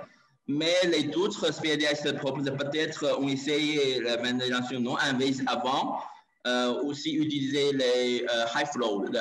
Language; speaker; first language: French; non-native, learner; Chinese